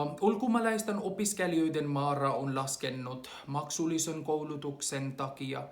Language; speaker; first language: Finnish; non-native, fluent; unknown